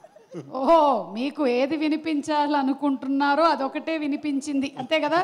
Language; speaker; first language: Telugu; native; Telugu